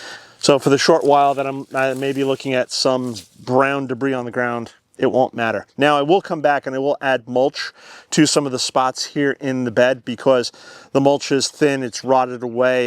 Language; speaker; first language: English; native; English